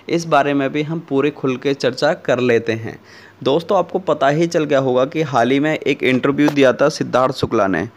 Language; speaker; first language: Hindi; native; Hindi